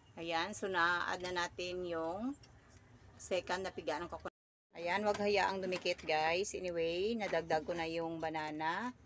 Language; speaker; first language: Filipino; non-native, local second language; Cebuano